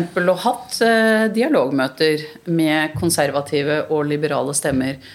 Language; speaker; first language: Norwegian; early bilingual, other home language; Urdu